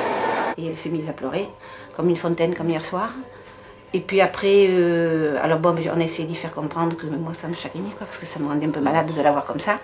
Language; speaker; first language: French; native; French